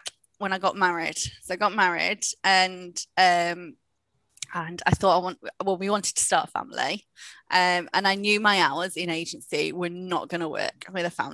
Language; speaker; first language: English; native; English